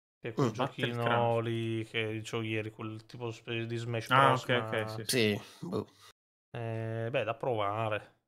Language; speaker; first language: Italian; native; Italian